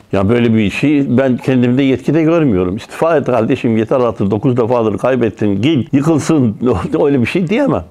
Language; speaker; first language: Turkish; native; Turkish